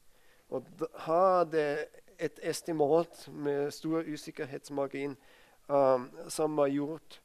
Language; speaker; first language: Norwegian; non-native, fluent; German